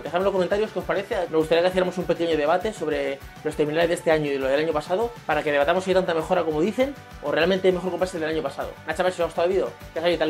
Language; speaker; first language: Spanish; native; Spanish